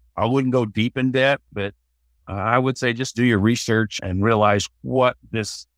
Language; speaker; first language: English; native; English